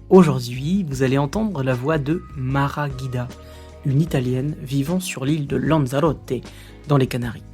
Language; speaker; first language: French; native; French